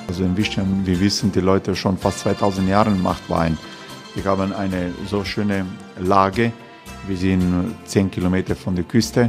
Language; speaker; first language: German; non-native, fluent; Croatian